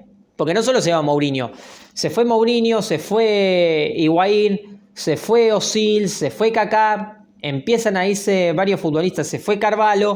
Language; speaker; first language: Spanish; native; Spanish